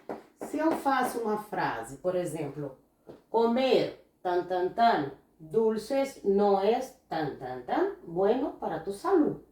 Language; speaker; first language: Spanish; non-native, fluent; Portuguese